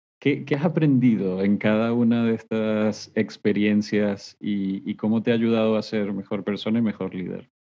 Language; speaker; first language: Spanish; native; Spanish